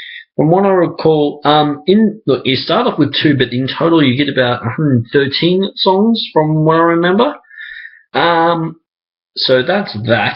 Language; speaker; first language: English; native; English